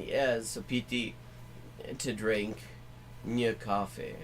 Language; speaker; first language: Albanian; non-native, learner; English